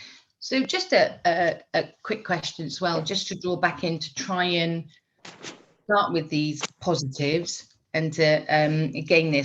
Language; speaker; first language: English; native; English